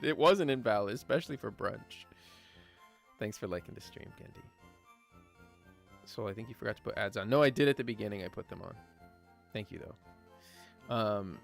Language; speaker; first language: English; native; English